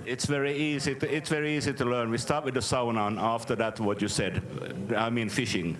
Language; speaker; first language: English; non-native, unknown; Finnish